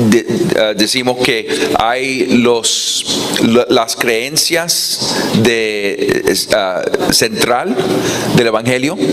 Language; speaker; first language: Spanish; non-native, fluent; English